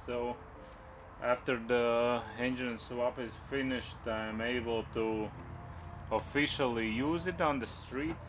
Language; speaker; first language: English; non-native, learner; Latvian